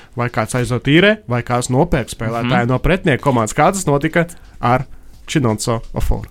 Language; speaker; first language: Latvian; non-native, local second language; Russian